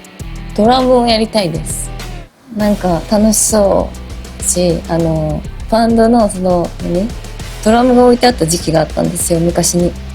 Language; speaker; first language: Japanese; native; Japanese